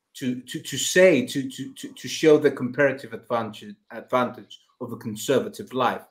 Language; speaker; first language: English; non-native, fluent; Greek